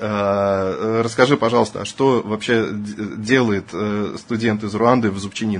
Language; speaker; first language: Russian; native; Russian